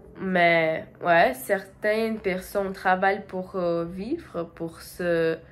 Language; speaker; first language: French; non-native, learner; Portuguese